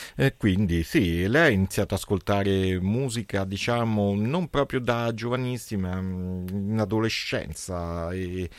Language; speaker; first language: Italian; native; Italian